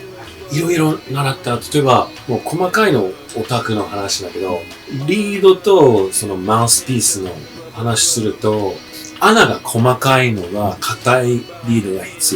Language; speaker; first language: Japanese; non-native, fluent; English